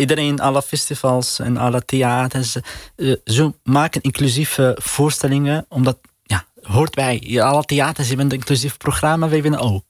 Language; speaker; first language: Dutch; non-native, learner; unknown